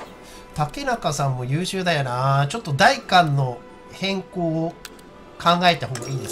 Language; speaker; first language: Japanese; native; Japanese